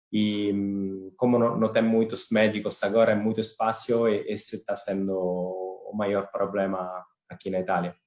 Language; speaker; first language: Portuguese; non-native, fluent; Italian